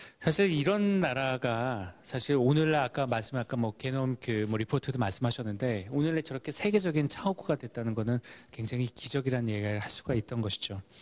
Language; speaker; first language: Korean; early bilingual, heritage; Korean